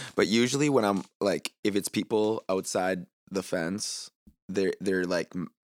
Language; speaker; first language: English; native; English